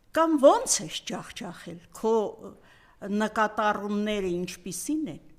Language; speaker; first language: Armenian; native; Armenian